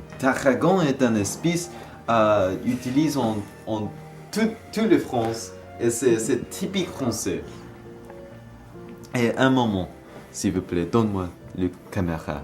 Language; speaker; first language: French; non-native, learner; English